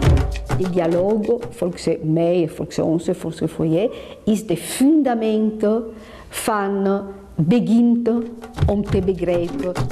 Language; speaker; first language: Dutch; non-native, local second language; French